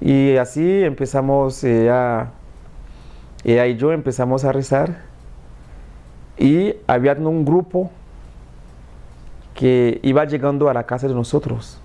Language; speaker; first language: Spanish; non-native, fluent; Haitian Creole